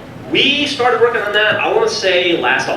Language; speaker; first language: English; native; English